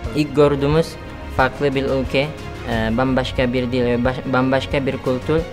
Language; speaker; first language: Turkish; non-native, fluent; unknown